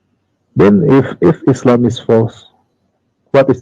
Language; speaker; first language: English; non-native, learner; Indonesian